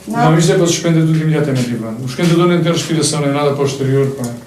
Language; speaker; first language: Portuguese; native; Portuguese